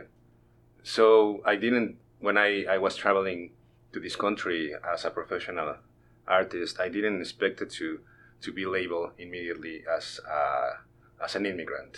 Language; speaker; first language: English; non-native, fluent; Spanish